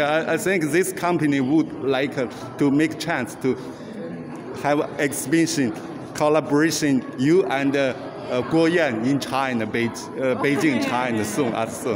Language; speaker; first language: English; non-native, learner; Chinese